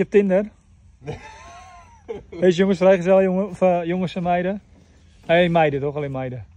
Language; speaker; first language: Dutch; native; Dutch